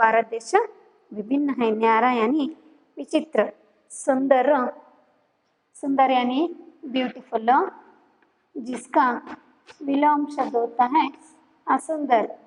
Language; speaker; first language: Hindi; non-native, local second language; Kannada